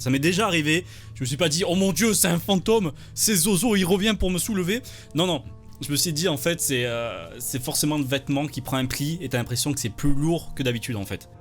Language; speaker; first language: French; native; French